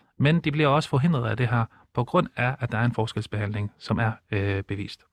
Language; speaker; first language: Danish; early bilingual, other home language; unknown